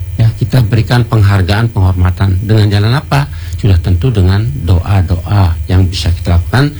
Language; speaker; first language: Malay; non-native, local second language; Balinese